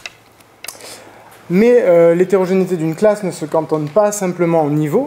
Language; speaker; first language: French; native; French